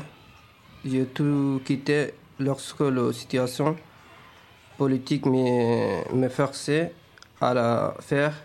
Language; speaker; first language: French; non-native, fluent; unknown